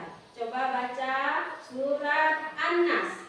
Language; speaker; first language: Indonesian; native; Indonesian